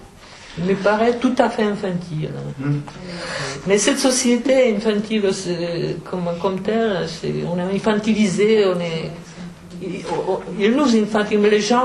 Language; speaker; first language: French; non-native, fluent; Czech